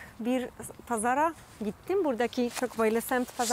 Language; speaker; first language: Turkish; non-native, fluent; Polish